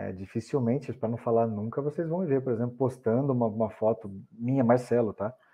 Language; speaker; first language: Portuguese; native; Portuguese